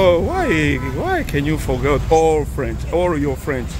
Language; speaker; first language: English; non-native, learner; Lingala